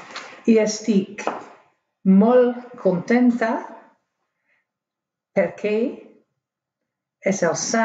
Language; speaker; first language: Catalan; non-native, learner; English